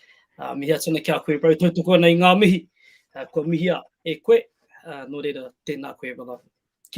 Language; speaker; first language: Māori; non-native, local second language; English